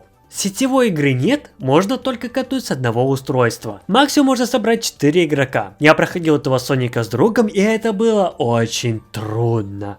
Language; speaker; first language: Russian; native; Russian